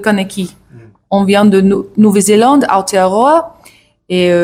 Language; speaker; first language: French; non-native, learner; English